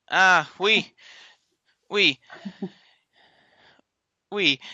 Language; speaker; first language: French; non-native, learner; English